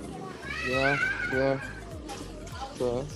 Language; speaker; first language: English; non-native, learner; Indonesian